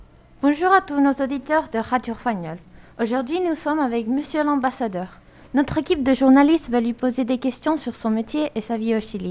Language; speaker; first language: French; non-native, learner; Spanish